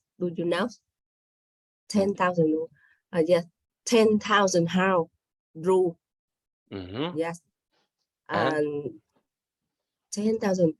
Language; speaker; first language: English; non-native, learner; Vietnamese